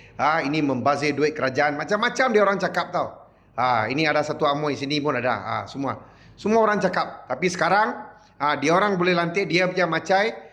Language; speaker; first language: Malay; non-native, local second language; Punjabi